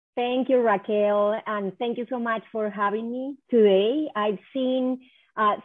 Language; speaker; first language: English; non-native, fluent; Spanish